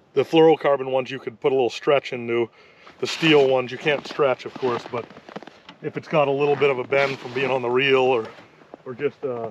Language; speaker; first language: English; native; English